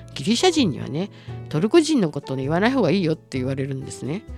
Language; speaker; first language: Japanese; native; Japanese